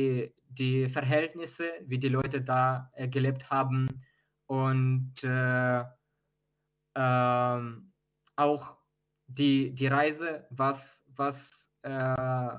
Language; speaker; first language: German; non-native, fluent; Ukrainian